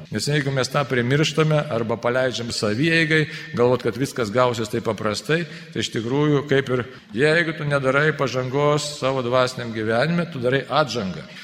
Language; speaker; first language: Lithuanian; native; Lithuanian